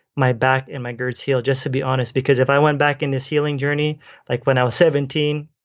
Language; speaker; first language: English; native; English